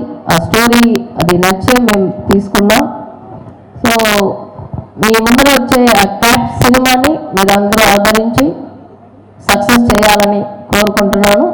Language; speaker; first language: Telugu; native; Telugu